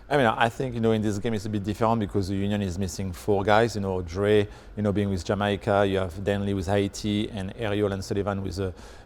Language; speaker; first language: English; non-native, fluent; French